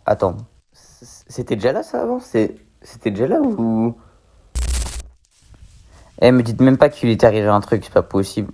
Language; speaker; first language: French; native; French